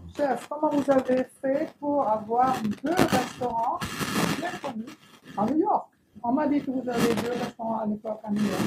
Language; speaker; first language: French; non-native, fluent; English